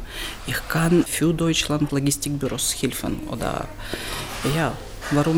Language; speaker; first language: German; non-native, learner; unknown